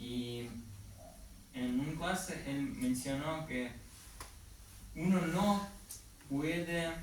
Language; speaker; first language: Spanish; non-native, learner; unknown